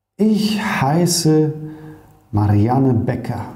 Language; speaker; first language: German; non-native, fluent; Polish